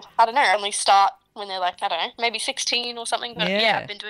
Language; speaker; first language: English; native; English